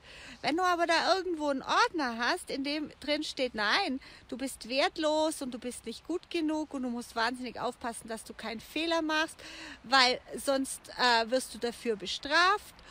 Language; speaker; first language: German; native; German